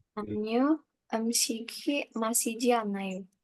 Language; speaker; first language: Korean; non-native, learner; Indonesian